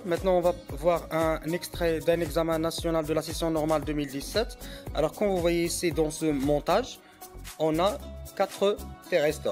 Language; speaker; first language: French; non-native, local second language; Arabic